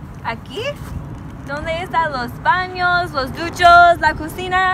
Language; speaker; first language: Spanish; non-native, learner; English